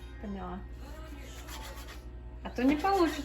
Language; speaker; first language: Russian; early bilingual, heritage; English